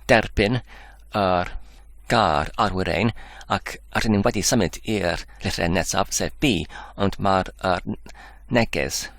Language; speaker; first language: Welsh; non-native, learner; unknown